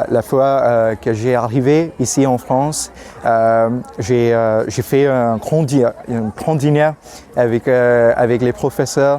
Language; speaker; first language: French; non-native, learner; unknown